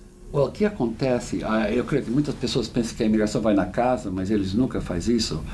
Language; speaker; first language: Portuguese; non-native, fluent; English